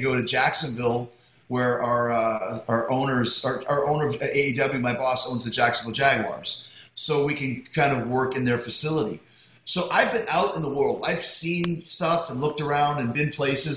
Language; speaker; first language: English; native; English